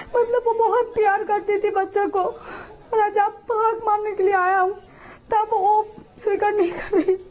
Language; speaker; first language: Hindi; non-native, learner; Bangla